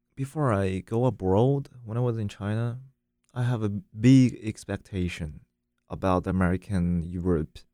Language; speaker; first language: English; non-native, learner; Chinese